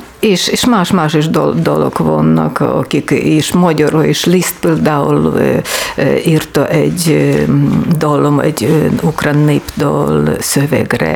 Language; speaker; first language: Hungarian; non-native, learner; Ukrainian